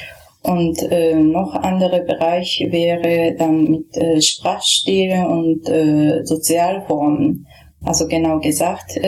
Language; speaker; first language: German; non-native, fluent; Japanese